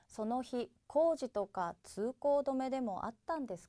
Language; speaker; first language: Japanese; native; Japanese